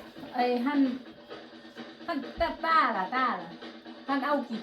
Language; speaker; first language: Finnish; non-native, learner; Thai